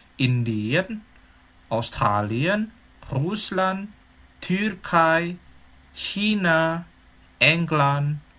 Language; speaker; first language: German; non-native, fluent; Indonesian